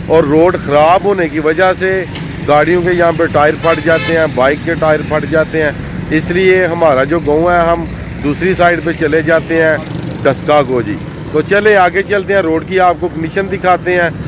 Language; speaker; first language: Urdu; non-native, local second language; Punjabi